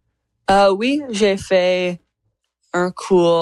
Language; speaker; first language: French; non-native, local second language; English